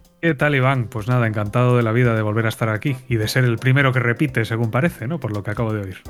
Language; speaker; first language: Spanish; native; Spanish